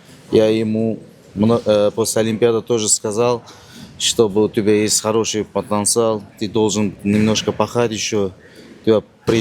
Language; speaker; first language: Russian; non-native, learner; Uzbek